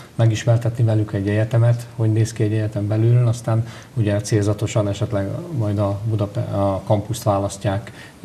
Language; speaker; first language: Hungarian; native; Hungarian